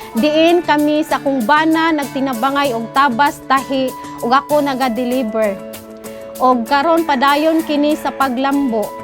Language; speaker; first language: Cebuano; native; Cebuano